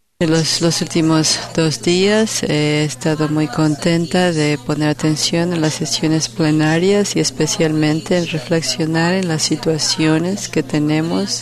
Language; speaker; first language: Spanish; non-native, fluent; Portuguese